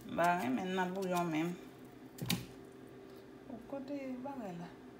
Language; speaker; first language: French; non-native, local second language; Haitian Creole